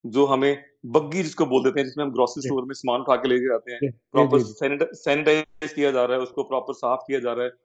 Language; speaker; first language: Hindi; native; Hindi